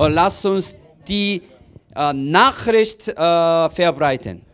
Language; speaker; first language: German; non-native, learner; Korean